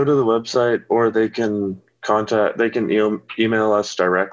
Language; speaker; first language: English; native; English